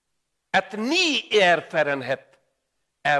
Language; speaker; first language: Swedish; non-native, learner; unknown